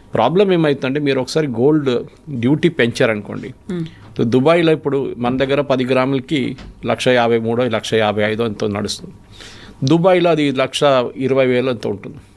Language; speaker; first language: Telugu; non-native, local second language; Malayalam